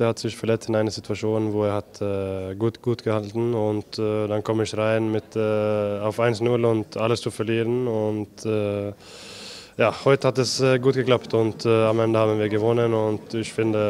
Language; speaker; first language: German; non-native, fluent; Norwegian